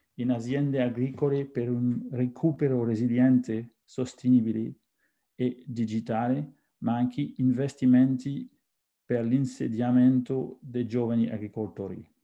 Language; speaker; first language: Italian; non-native, fluent; French